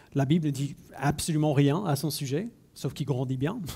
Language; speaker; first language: French; non-native, fluent; English